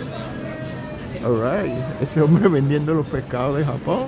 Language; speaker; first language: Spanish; early bilingual, heritage; Spanish